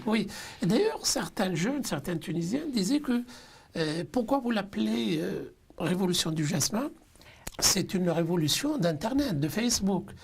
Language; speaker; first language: French; non-native, local second language; Arabic